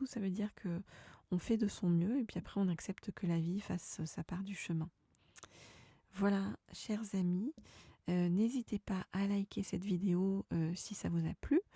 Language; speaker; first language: French; native; French